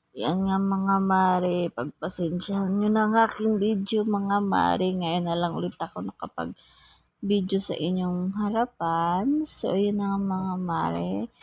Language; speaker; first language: Filipino; non-native, local second language; Hiligaynon